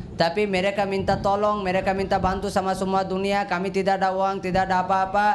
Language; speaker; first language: Indonesian; non-native, learner; Rohingya